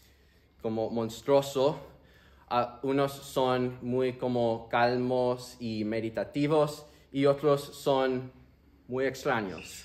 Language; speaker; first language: Spanish; early bilingual, heritage; Spanish